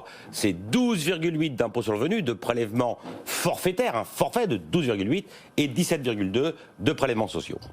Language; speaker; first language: French; native; French